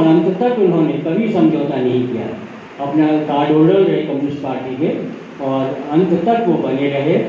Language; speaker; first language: Hindi; native; Hindi